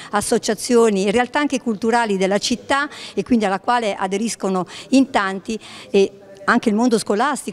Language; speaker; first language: Italian; native; Italian